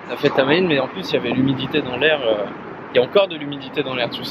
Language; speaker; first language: French; native; French